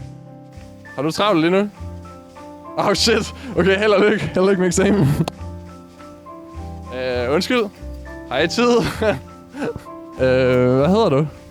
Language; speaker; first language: Danish; native; Danish